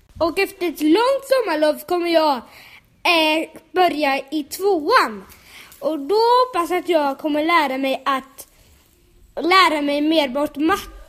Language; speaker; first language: Swedish; native; Swedish